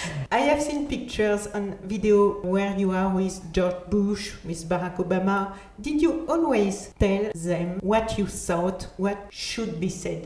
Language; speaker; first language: English; non-native, fluent; French